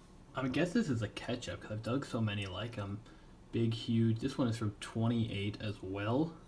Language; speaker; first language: English; native; English